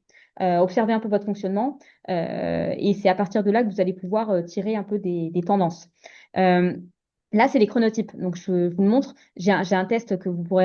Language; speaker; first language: French; native; French